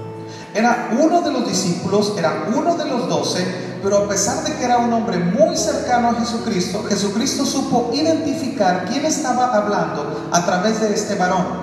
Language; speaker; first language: Spanish; native; Spanish